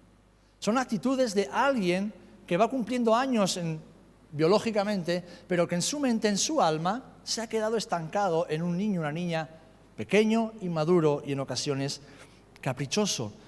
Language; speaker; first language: Spanish; native; Spanish